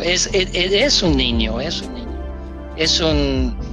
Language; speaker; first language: Spanish; non-native, learner; Danish